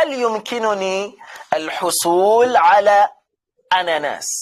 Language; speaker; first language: Arabic; non-native, fluent; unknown